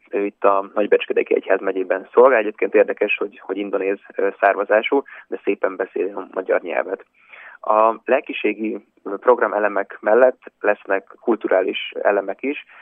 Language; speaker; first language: Hungarian; native; Hungarian